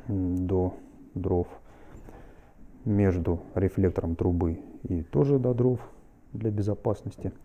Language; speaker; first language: Russian; native; Russian